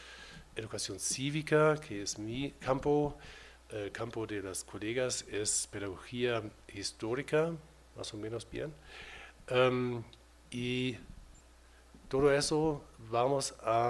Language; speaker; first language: Spanish; non-native, fluent; German